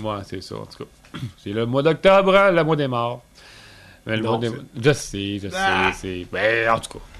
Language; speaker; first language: French; native; French